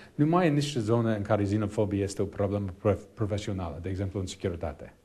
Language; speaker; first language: Romanian; non-native, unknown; English